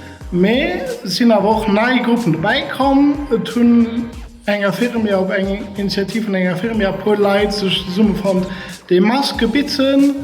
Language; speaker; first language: German; non-native, local second language; Luxembourgish